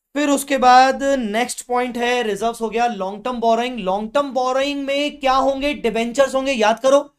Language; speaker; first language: Hindi; native; Hindi